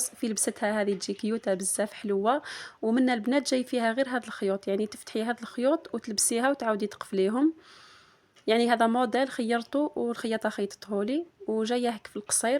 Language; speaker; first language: Arabic; native; Arabic